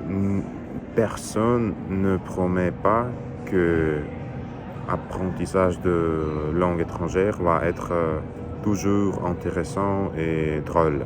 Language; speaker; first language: French; non-native, learner; Russian